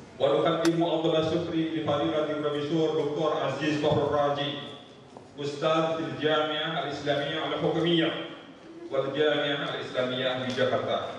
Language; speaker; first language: Arabic; non-native, fluent; Indonesian